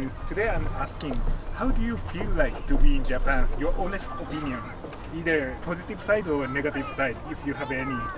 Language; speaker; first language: English; non-native, fluent; Japanese